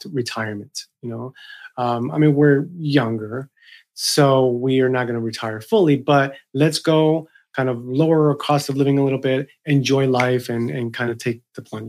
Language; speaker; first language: English; early bilingual, other home language; Spanish